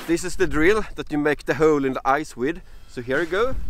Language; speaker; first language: English; non-native, fluent; Swedish